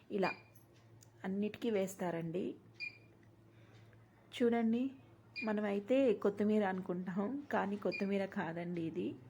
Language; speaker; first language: Telugu; native; Telugu